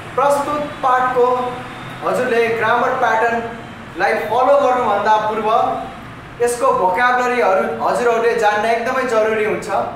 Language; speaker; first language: Nepali; native; Nepali